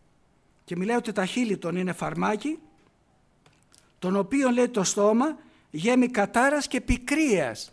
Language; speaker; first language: Greek; native; Greek